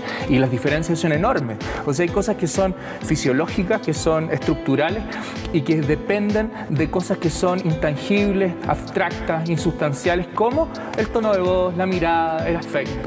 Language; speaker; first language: Spanish; native; Spanish